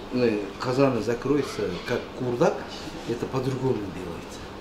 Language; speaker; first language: Russian; non-native, local second language; Uzbek